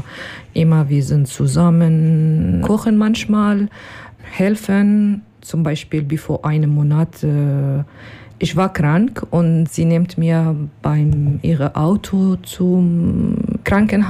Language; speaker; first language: German; non-native, learner; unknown